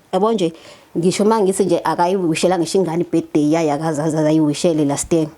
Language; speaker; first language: Zulu; native; Zulu